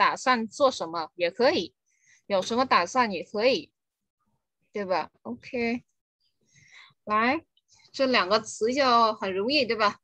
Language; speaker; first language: Chinese; non-native, fluent; Vietnamese